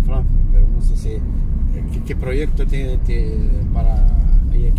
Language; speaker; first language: Spanish; non-native, fluent; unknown